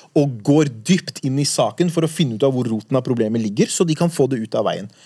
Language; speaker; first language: Norwegian; early bilingual, other home language; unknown